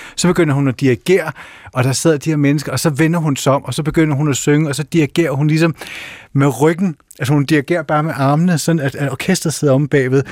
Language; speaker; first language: Danish; native; Danish